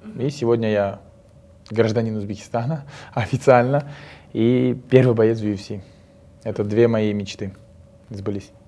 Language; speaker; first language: Russian; non-native, local second language; Uzbek